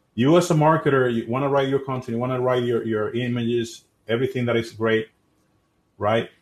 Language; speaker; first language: English; non-native, fluent; Spanish